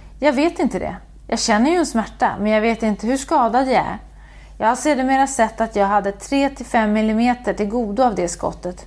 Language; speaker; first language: Swedish; native; Swedish